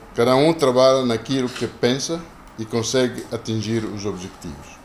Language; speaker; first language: Portuguese; non-native, local second language; Kongo